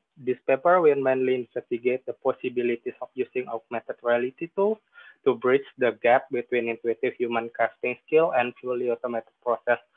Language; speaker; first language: English; non-native, fluent; Indonesian